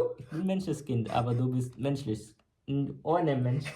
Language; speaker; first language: German; non-native, learner; Malayalam